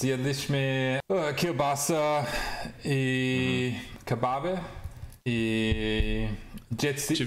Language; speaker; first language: Polish; non-native, learner; English